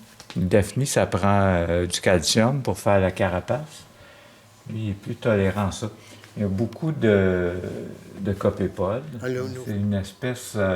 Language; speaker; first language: French; native; French